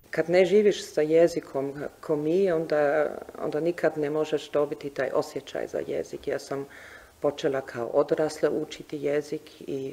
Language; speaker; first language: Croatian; non-native, fluent; German